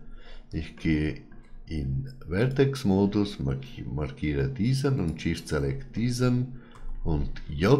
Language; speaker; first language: German; non-native, fluent; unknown